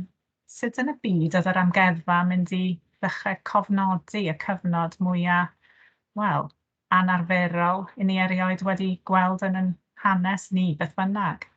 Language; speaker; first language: Welsh; native; Welsh